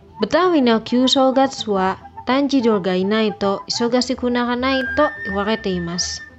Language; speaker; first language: Japanese; non-native, fluent; Indonesian